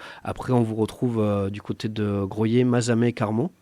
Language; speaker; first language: French; native; French